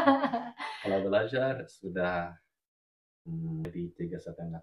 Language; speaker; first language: Indonesian; non-native, fluent; English